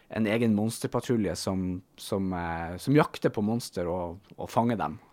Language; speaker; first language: Norwegian; native; Norwegian